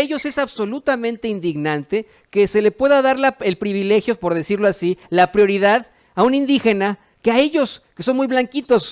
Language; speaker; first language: Spanish; native; Spanish